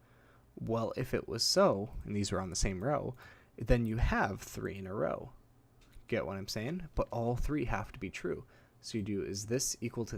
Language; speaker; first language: English; native; English